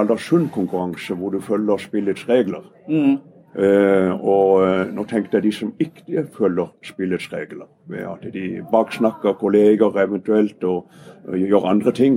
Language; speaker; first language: Norwegian; native; Norwegian